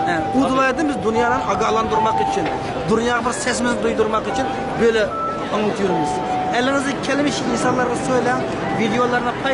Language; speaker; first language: Turkish; non-native, learner; Uyghur